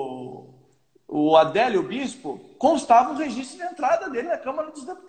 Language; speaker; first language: Portuguese; native; Portuguese